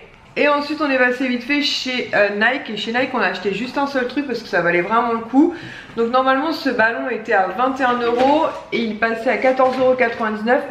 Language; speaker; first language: French; native; French